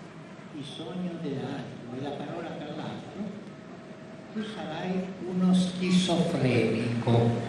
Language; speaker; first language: Italian; early bilingual, heritage; Spanish